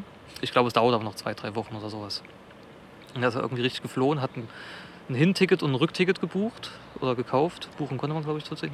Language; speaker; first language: German; native; German